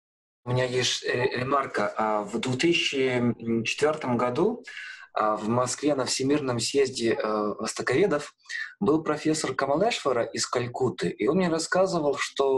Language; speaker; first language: Russian; native; Russian